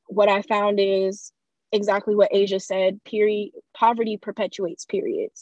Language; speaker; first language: English; native; English